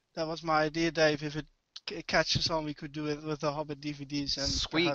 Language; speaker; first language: English; non-native, fluent; Dutch